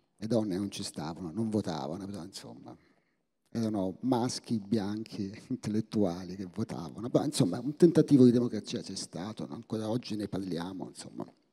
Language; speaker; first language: Italian; native; Italian